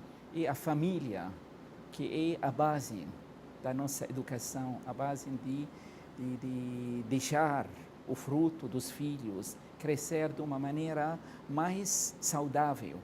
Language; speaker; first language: Portuguese; non-native, fluent; Arabic